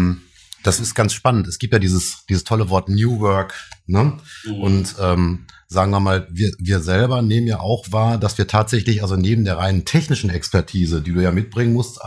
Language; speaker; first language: German; native; German